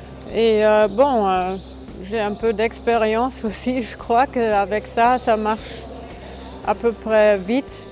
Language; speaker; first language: French; non-native, fluent; German